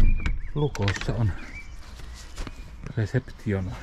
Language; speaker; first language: English; non-native, learner; Finnish